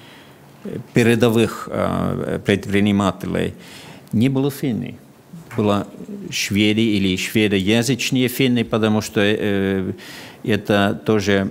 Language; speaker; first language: Russian; non-native, fluent; Finnish